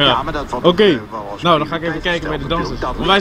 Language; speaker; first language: Dutch; native; Dutch